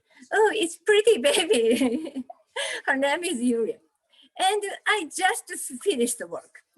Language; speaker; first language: English; non-native, learner; Japanese